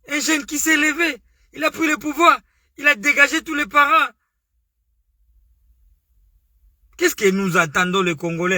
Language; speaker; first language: French; non-native, local second language; Lingala